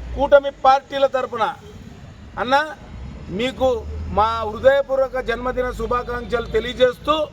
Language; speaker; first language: Telugu; native; Telugu